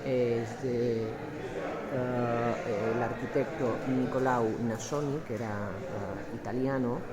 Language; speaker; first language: Spanish; native; Spanish